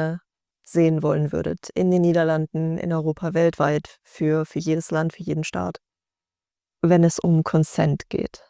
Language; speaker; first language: German; native; German